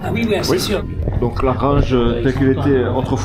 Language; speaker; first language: French; native; French